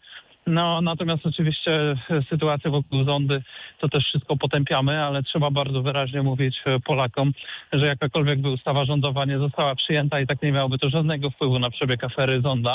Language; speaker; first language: Polish; native; Polish